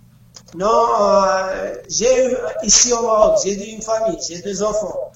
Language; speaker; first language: French; non-native, learner; Arabic